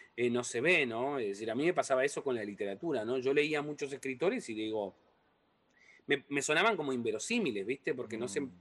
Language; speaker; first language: Spanish; non-native, local second language; Portuguese